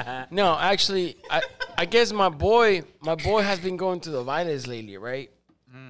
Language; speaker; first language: English; early bilingual, other home language; Spanish